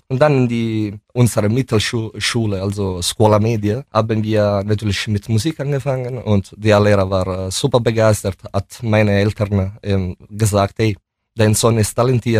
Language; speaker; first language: German; non-native, fluent; Italian